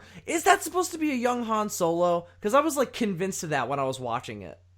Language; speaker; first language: English; native; English